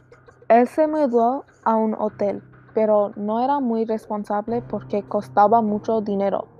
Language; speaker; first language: Spanish; non-native, learner; English